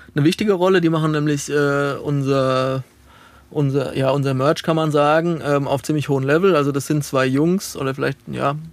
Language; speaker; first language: German; native; German